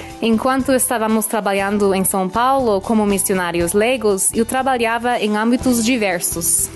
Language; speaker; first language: Portuguese; non-native, fluent; English